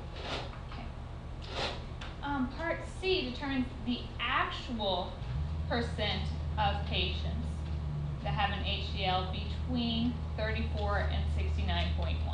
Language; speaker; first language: English; native; English